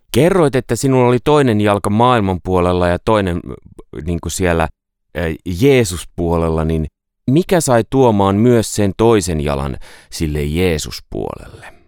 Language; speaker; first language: Finnish; native; Finnish